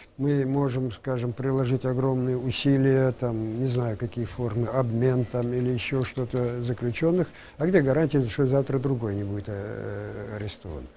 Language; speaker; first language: Russian; non-native, local second language; Crimean Tatar